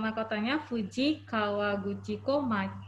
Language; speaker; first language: Indonesian; native; Indonesian